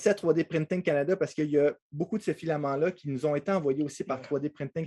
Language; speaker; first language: French; native; French